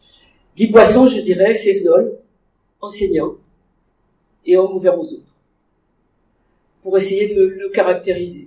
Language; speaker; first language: French; native; French